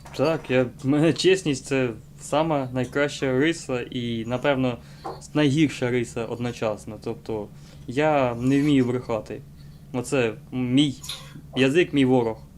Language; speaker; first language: Ukrainian; non-native, local second language; Russian